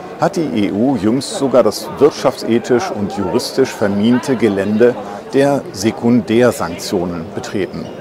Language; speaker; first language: German; native; German